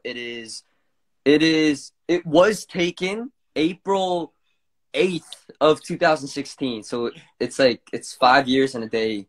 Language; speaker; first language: English; early bilingual, other home language; Korean